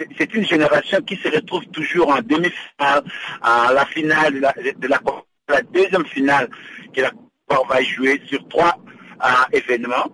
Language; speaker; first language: French; non-native, local second language; Lingala